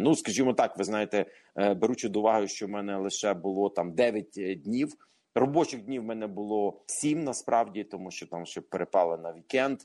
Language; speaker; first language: Ukrainian; native; Ukrainian